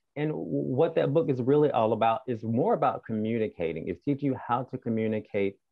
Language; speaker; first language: English; native; English